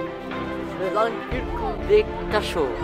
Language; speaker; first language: French; native; French